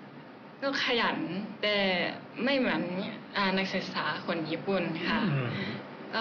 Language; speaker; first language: Thai; non-native, learner; Japanese